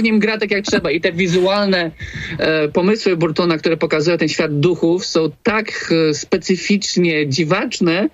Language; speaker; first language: Polish; native; Polish